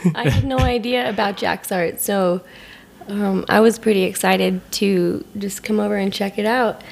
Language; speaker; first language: English; native; English